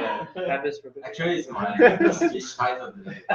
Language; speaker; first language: English; non-native, learner; Chinese